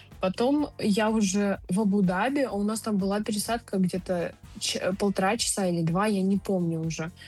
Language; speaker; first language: Russian; native; Russian